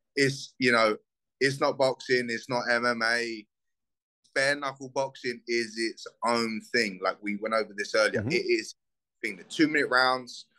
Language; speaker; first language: English; native; English